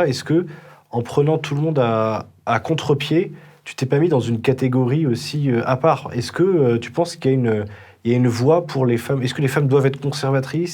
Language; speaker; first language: French; native; French